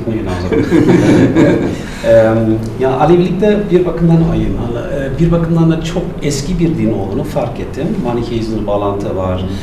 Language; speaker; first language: Turkish; non-native, fluent; German